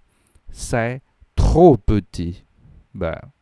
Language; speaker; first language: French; non-native, fluent; Khmer